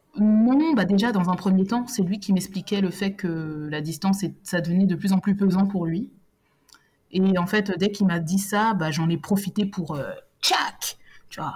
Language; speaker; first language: French; native; French